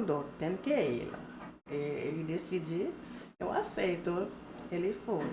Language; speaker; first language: Portuguese; non-native, learner; Haitian Creole